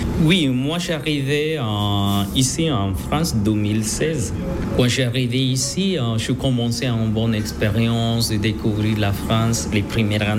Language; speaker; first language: French; non-native, learner; Spanish